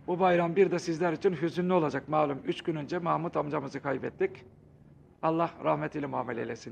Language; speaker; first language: Turkish; native; Turkish